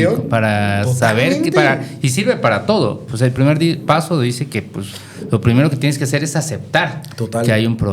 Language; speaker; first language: Spanish; native; Spanish